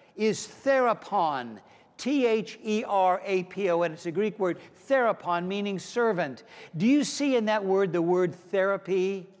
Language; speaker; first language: English; native; English